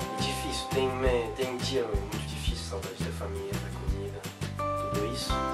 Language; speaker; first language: Portuguese; non-native, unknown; French